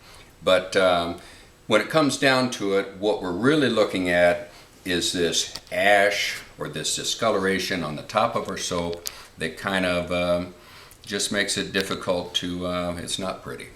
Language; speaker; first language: English; native; English